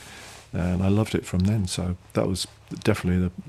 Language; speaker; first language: English; native; English